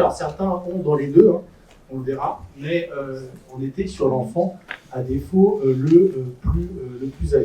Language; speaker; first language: French; native; French